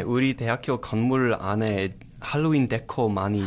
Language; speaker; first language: Korean; non-native, learner; English